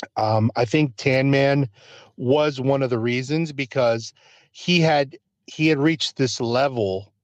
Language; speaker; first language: English; early bilingual, other home language; Spanish